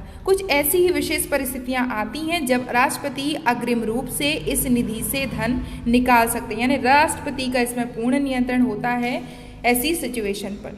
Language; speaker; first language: Hindi; native; Hindi